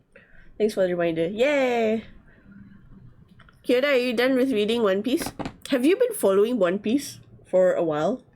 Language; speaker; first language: English; non-native, learner; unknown